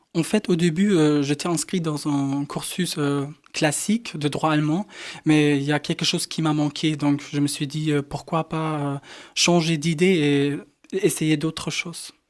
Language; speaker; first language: French; non-native, fluent; German